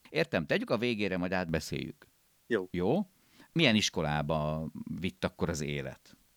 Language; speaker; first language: Hungarian; native; Hungarian